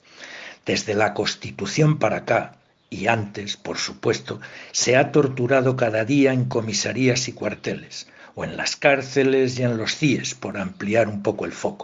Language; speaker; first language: Spanish; native; Spanish